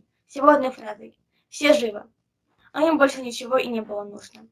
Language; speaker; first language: Russian; native; Russian